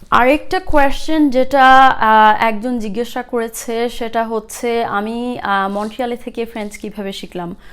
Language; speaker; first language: Bangla; early bilingual, heritage; Bangla